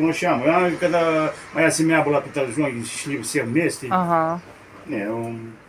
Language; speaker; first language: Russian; non-native, learner; Romanian